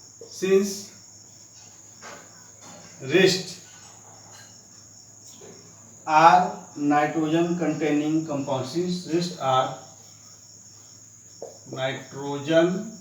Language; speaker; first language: English; non-native, local second language; Hindi